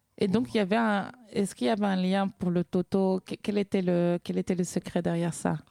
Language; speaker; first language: French; native; French